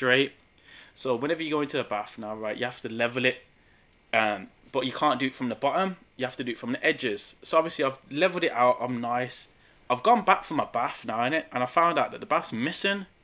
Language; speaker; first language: English; native; English